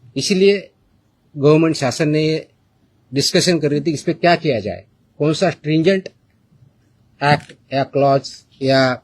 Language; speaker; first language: Hindi; non-native, local second language; Marathi